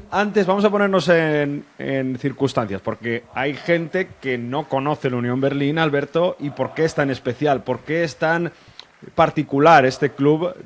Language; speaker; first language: Spanish; native; Spanish